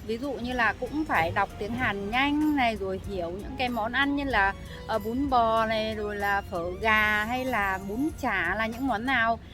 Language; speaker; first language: Vietnamese; native; Vietnamese